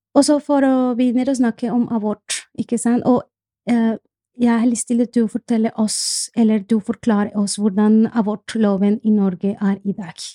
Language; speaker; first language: Norwegian; non-native, fluent; Spanish